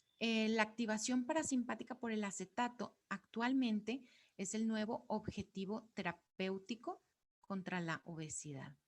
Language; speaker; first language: Spanish; native; Spanish